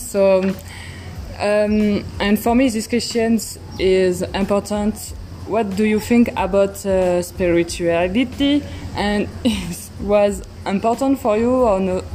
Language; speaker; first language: English; non-native, learner; French